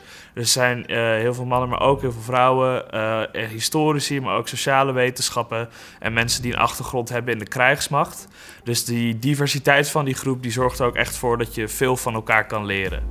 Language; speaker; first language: Dutch; native; Dutch